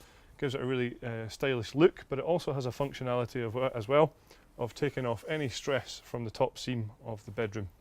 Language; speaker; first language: English; native; English